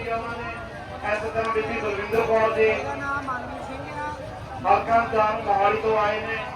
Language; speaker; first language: Punjabi; native; Punjabi